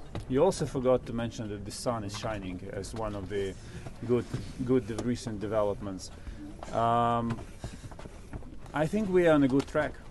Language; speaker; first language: English; non-native, fluent; Ukrainian